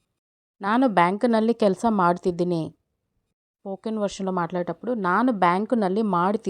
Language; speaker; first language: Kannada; non-native, fluent; Telugu